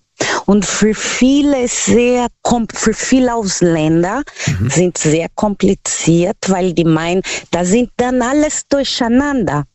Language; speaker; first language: German; non-native, fluent; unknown